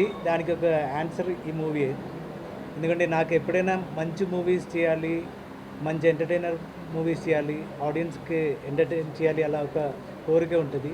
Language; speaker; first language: Telugu; non-native, fluent; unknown